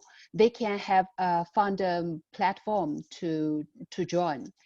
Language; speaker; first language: English; non-native, learner; Chinese